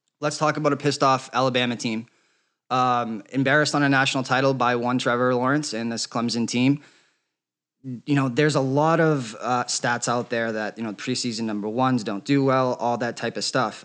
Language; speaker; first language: English; native; English